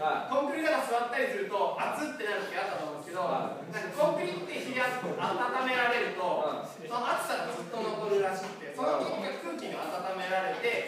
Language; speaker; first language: Japanese; native; Japanese